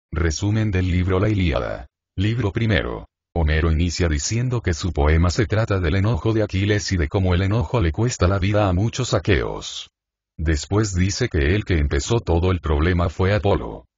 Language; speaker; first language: Spanish; native; Spanish